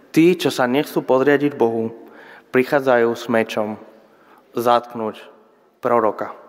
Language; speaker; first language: Slovak; non-native, fluent; Spanish